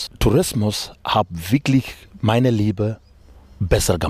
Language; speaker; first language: German; non-native, learner; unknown